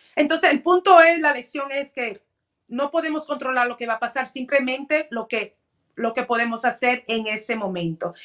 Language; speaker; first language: Spanish; early bilingual, heritage; Spanish